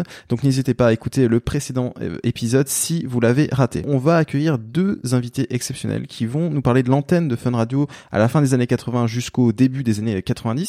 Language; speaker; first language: French; native; French